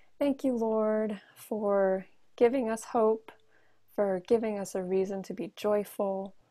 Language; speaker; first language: English; native; English